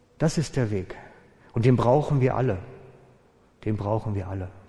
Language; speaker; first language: German; native; German